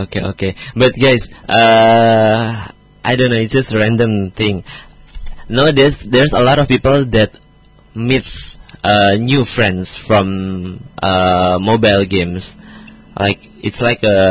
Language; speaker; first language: English; non-native, fluent; Indonesian